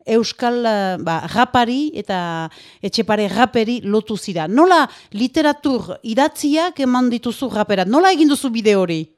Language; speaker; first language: Basque; native; Basque